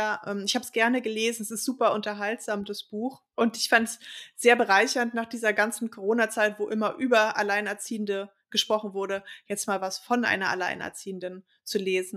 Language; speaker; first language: German; native; German